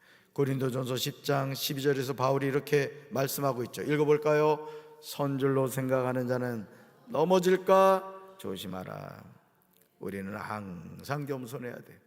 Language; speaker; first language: Korean; native; Korean